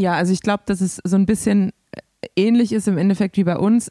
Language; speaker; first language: German; native; German